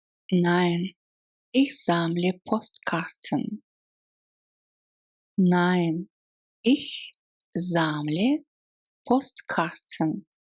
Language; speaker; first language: German; non-native, fluent; Russian